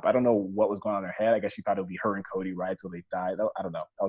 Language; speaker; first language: English; native; English